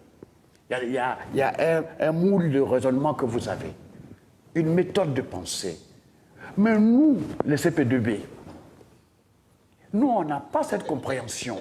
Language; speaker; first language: French; non-native, local second language; Dyula